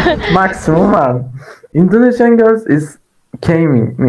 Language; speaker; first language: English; non-native, learner; Turkish